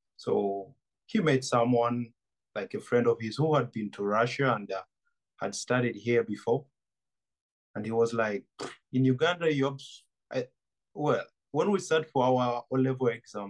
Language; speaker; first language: English; non-native, local second language; Ganda